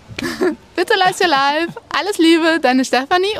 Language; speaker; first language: German; native; German